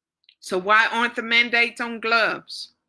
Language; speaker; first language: English; native; English